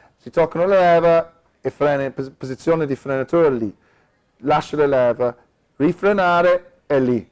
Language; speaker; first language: Italian; non-native, learner; English